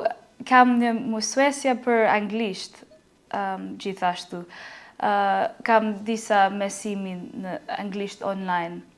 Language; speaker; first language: Albanian; non-native, learner; English